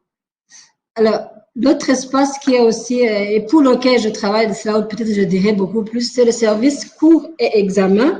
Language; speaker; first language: French; non-native, local second language; Rundi